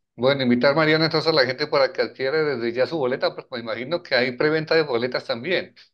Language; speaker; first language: Spanish; native; Spanish